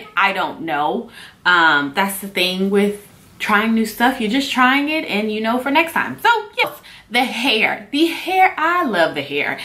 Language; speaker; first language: English; native; English